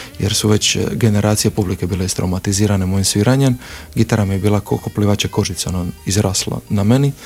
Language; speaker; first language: Croatian; native; Croatian